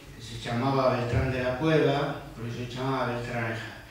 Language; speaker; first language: Spanish; non-native, local second language; Galician